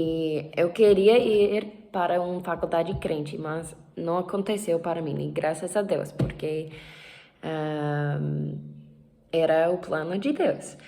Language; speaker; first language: Portuguese; non-native, learner; English